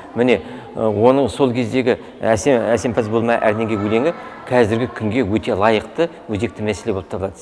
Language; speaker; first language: Kazakh; non-native, local second language; Russian